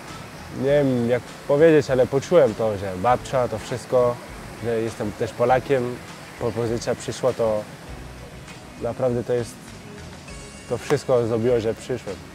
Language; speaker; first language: Polish; early bilingual, heritage; French